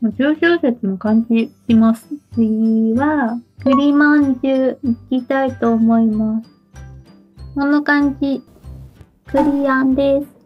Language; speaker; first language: Japanese; non-native, fluent; Chinese